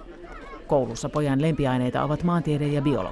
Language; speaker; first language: Finnish; native; Finnish